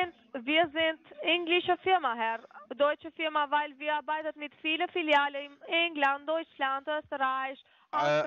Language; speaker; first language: German; non-native, fluent; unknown